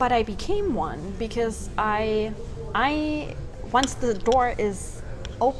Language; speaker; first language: English; non-native, fluent; German